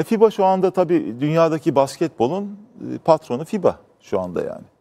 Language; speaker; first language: Turkish; native; Turkish